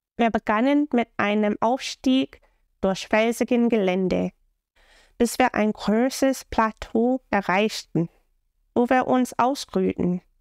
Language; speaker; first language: German; non-native, fluent; English